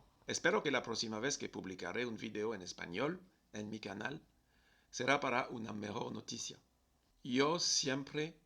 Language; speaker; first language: Spanish; non-native, fluent; French